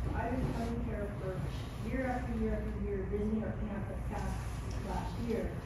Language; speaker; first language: English; native; English